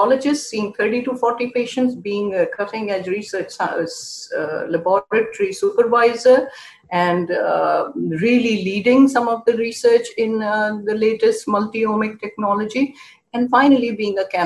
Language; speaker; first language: English; non-native, local second language; Urdu